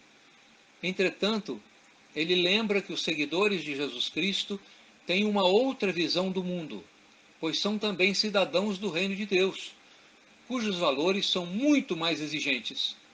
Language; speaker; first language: Portuguese; native; Portuguese